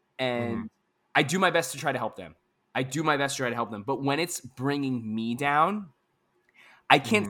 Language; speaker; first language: English; native; English